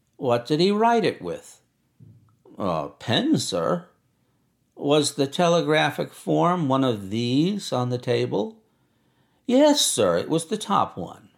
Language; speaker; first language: English; native; English